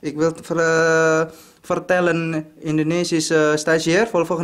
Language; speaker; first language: Dutch; non-native, learner; Indonesian